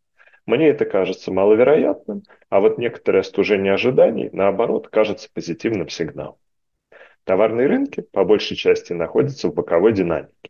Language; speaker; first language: Russian; native; Russian